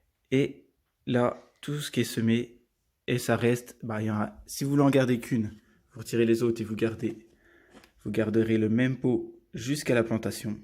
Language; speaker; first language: French; native; French